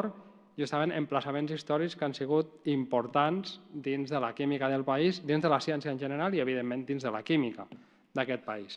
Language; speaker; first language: Catalan; native; Catalan